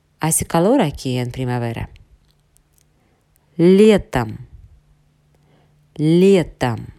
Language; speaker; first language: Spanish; non-native, fluent; Russian